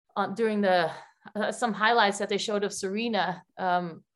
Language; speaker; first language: English; non-native, fluent; Dutch